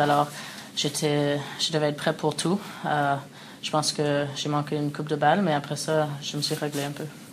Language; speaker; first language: French; early bilingual, other home language; English